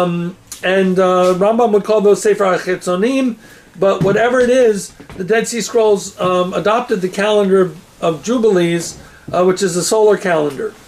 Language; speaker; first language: English; native; English